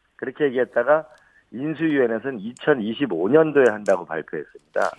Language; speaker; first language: Korean; native; Korean